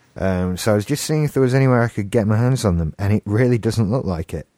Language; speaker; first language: English; native; English